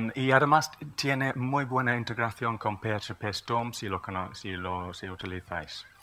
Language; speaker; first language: Spanish; non-native, fluent; English